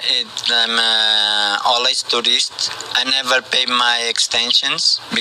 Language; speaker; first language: English; non-native, learner; Portuguese